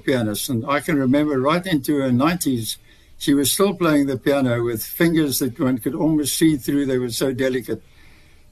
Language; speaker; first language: English; native; English